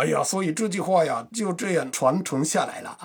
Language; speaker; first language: Chinese; non-native, fluent; Japanese